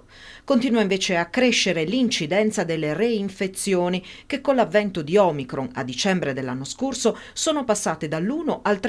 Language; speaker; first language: Italian; native; Italian